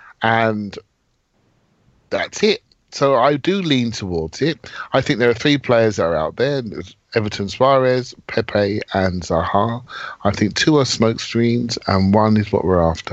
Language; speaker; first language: English; native; English